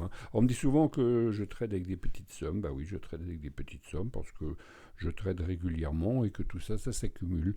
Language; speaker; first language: French; native; French